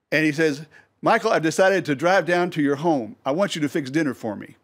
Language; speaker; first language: English; native; English